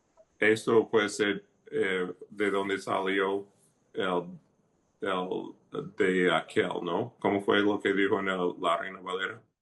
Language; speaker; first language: Spanish; non-native, fluent; English